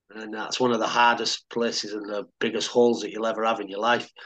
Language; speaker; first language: English; native; English